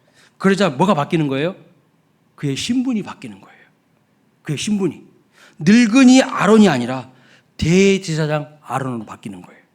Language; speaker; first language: Korean; native; Korean